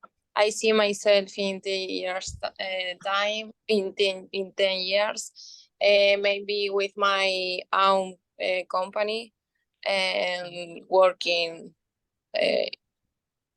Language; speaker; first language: English; non-native, learner; Spanish